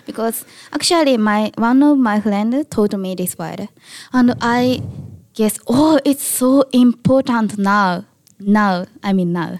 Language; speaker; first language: English; non-native, learner; Japanese